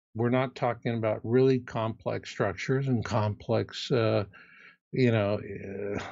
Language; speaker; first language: English; native; English